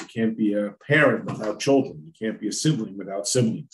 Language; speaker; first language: English; native; English